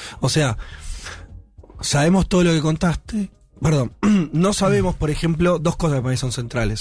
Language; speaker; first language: Spanish; native; Spanish